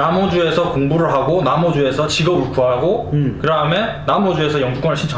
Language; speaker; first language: Korean; native; Korean